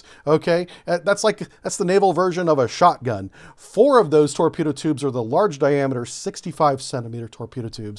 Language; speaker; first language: English; native; English